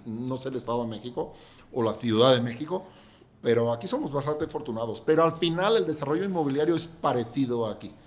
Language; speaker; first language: Spanish; non-native, local second language; Catalan